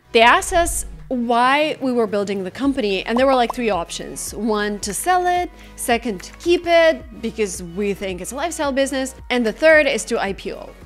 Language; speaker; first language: English; non-native, fluent; Russian